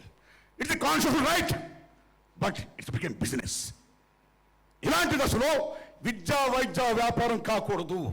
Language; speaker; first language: Telugu; native; Telugu